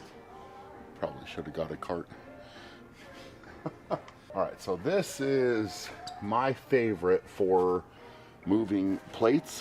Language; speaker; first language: English; native; English